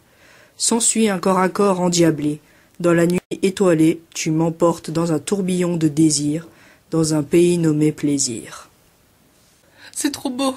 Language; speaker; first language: French; native; French